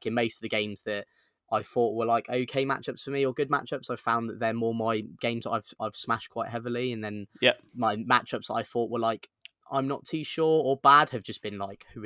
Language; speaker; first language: English; native; English